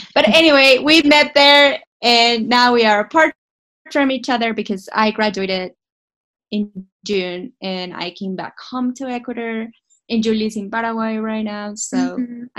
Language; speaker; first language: English; non-native, fluent; Spanish